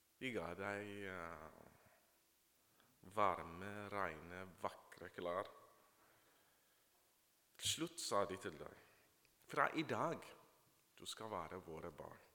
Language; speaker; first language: Norwegian; non-native, fluent; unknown